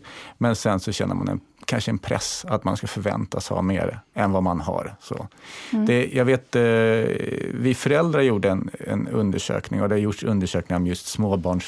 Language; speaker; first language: Swedish; native; Swedish